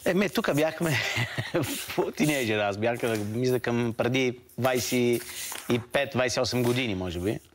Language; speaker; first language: Bulgarian; non-native, fluent; Italian